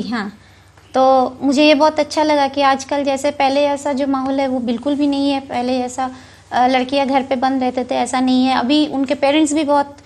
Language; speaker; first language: Hindi; non-native, local second language; Bangla